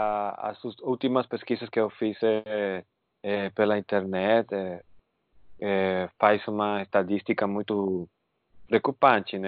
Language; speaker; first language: Portuguese; non-native, fluent; Spanish